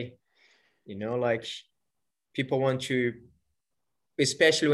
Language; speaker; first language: English; non-native, fluent; Portuguese